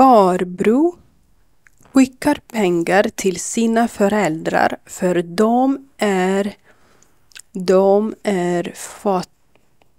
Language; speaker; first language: Swedish; non-native, learner; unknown